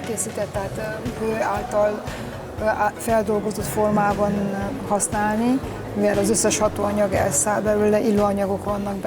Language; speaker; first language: Hungarian; native; Hungarian